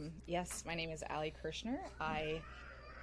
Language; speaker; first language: English; native; English